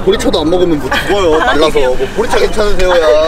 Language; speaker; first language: Korean; native; Korean